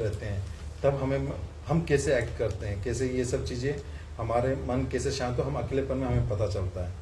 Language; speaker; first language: Hindi; native; Hindi